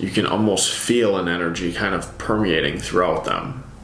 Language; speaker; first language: English; native; English